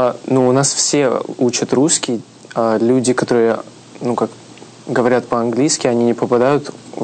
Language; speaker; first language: Russian; early bilingual, heritage; Russian